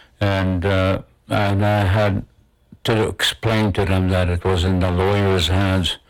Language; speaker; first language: English; non-native, local second language; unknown